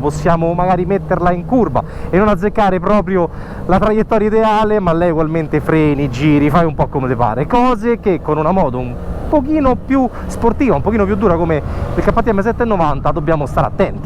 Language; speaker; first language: Italian; native; Italian